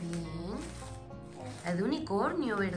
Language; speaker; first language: Spanish; native; Spanish